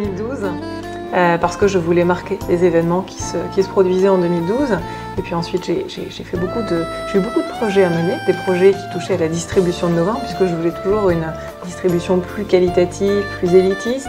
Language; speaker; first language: French; native; French